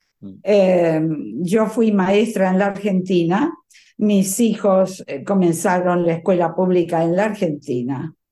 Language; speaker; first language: Spanish; native; Spanish